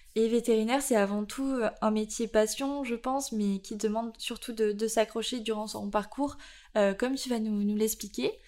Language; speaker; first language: French; native; French